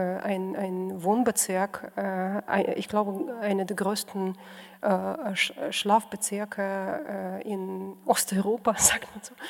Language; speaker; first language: German; non-native, fluent; Russian